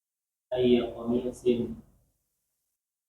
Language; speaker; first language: Arabic; non-native, learner; Indonesian